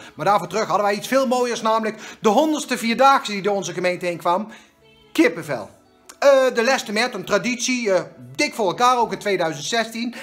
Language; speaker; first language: Dutch; native; Dutch